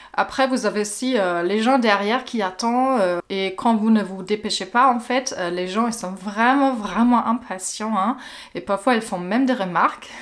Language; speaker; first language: French; non-native, fluent; German